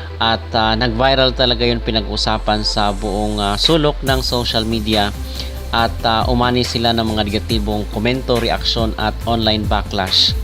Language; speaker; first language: Filipino; native; Filipino